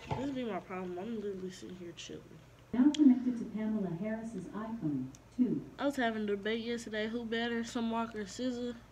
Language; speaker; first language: English; native; English